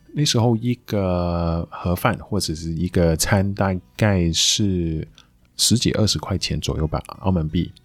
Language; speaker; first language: Chinese; non-native, local second language; Cantonese